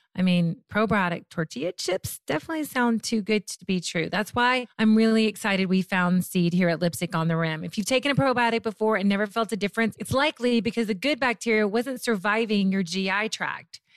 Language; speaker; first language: English; native; English